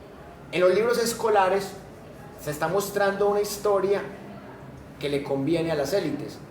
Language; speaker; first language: Spanish; native; Spanish